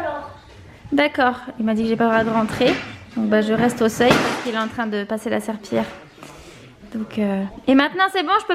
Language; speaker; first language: French; native; French